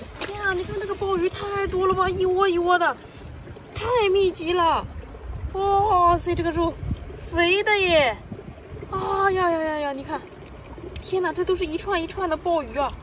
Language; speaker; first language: Chinese; native; Chinese